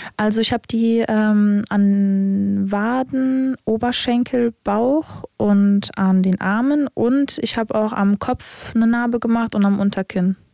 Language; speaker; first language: German; early bilingual, other home language; Serbian